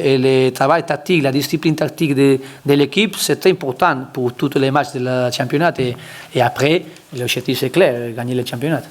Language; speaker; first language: French; non-native, learner; Spanish